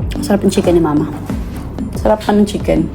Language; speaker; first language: Filipino; native; Filipino